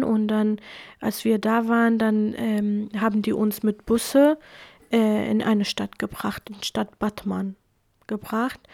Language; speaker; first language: German; non-native, fluent; Kurdish